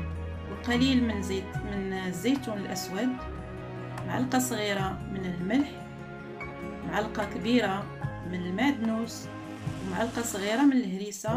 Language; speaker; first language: Arabic; native; Arabic